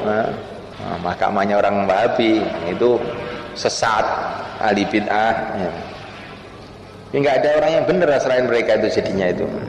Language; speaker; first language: Indonesian; native; Indonesian